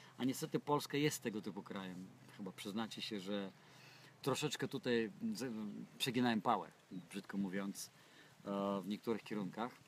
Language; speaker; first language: Polish; non-native, fluent; Russian